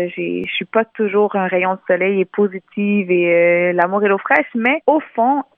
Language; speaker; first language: French; native; French